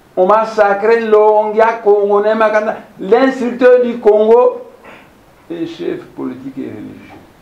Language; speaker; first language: French; non-native, local second language; Kongo